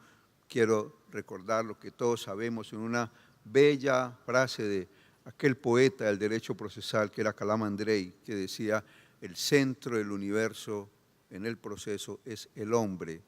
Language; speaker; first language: Spanish; native; Spanish